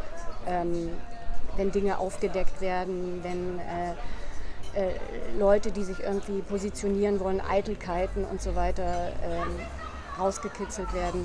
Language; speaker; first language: German; native; German